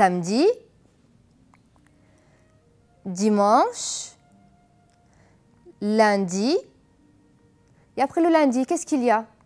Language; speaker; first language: French; non-native, fluent; Arabic